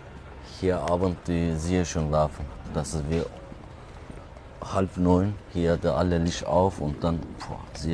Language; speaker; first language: German; non-native, learner; Turkish